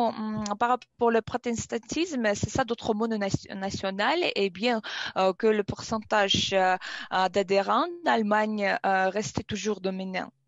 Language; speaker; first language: French; non-native, learner; Russian